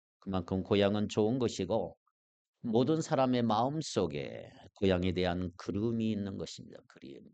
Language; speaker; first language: Korean; native; Korean